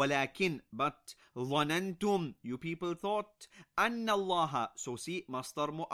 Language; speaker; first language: Arabic; non-native, fluent; English